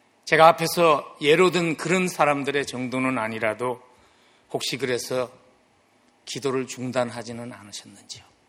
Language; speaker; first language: Korean; native; Korean